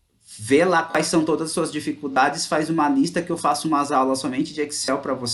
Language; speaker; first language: Portuguese; native; Portuguese